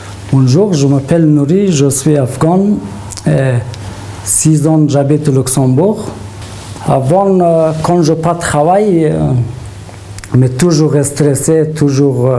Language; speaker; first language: French; non-native, learner; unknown